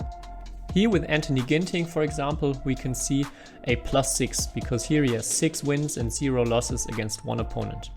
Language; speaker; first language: English; non-native, fluent; German